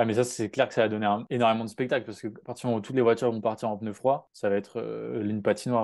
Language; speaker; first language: French; native; French